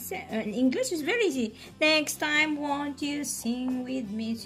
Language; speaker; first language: English; non-native, local second language; Filipino